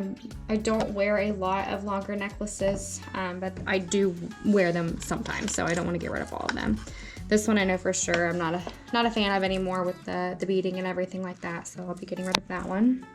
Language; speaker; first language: English; native; English